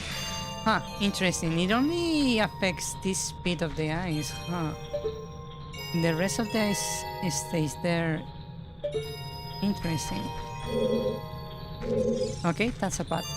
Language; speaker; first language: English; non-native, fluent; Spanish